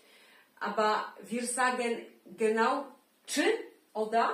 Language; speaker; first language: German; non-native, learner; Polish